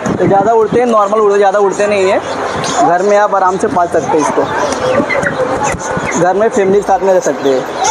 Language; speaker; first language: Hindi; native; Hindi